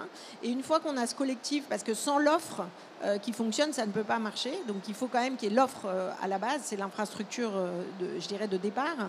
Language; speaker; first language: French; native; French